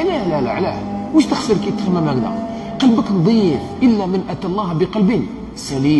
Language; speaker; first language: Arabic; native; Arabic